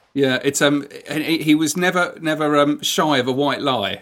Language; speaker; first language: English; native; English